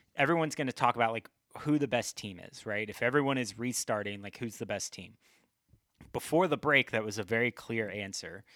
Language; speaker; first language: English; native; English